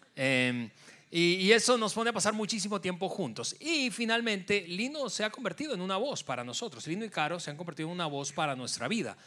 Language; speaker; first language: Spanish; native; Spanish